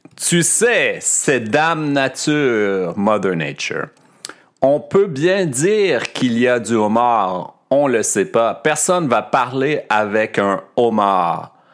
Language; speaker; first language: French; native; French